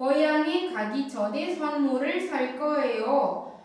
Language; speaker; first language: Korean; non-native, fluent; Indonesian